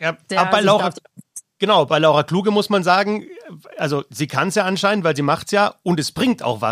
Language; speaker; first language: German; native; German